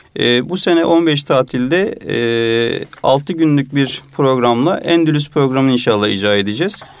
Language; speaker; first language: Turkish; native; Turkish